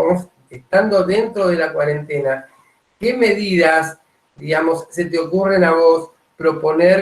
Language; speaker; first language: Spanish; native; Spanish